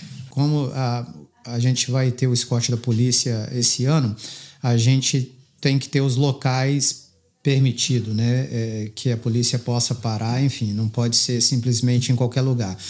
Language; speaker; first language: Portuguese; native; Portuguese